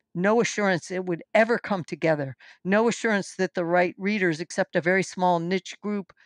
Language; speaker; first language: English; native; English